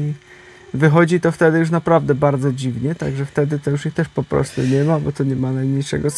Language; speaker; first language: Polish; native; Polish